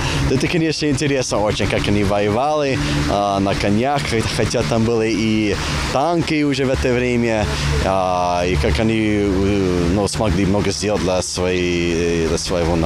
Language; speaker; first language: Russian; non-native, fluent; English